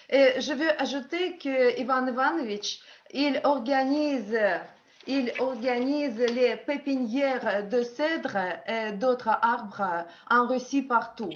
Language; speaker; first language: French; non-native, learner; Russian